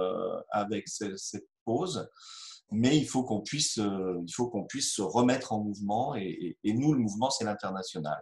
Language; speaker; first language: French; native; French